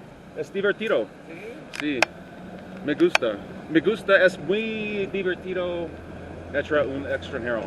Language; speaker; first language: Spanish; non-native, learner; English